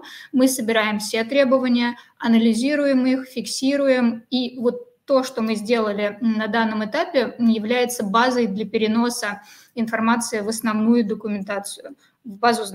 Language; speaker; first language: Russian; native; Russian